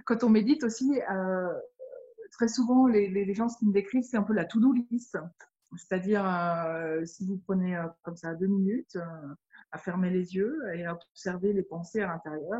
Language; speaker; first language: French; native; French